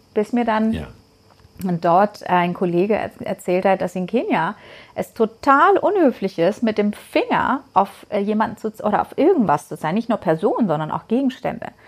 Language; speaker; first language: German; non-native, fluent; Persian